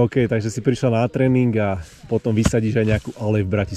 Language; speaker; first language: Slovak; native; Slovak